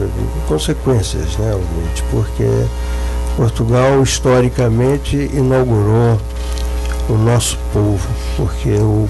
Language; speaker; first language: Portuguese; native; Portuguese